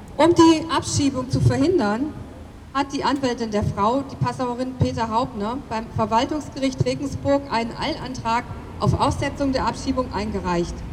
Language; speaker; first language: German; native; German